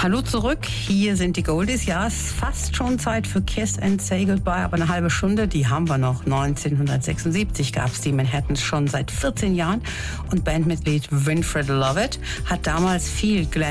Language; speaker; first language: German; native; German